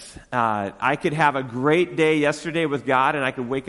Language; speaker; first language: English; native; English